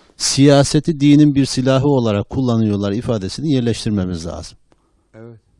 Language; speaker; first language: Turkish; native; Turkish